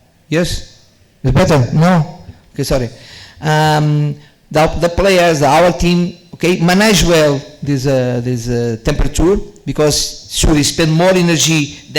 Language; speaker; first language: English; non-native, learner; Portuguese